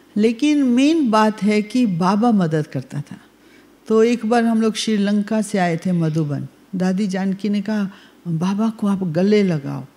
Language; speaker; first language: Hindi; native; Hindi